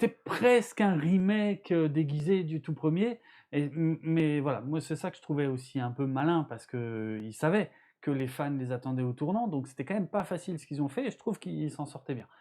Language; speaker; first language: French; native; French